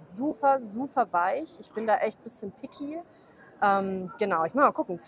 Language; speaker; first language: German; native; German